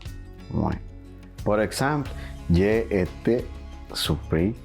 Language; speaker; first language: French; non-native, learner; Spanish